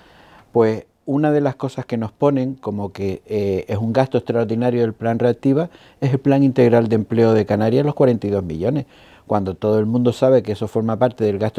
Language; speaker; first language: Spanish; native; Spanish